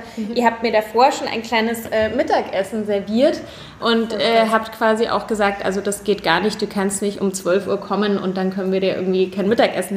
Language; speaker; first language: German; native; German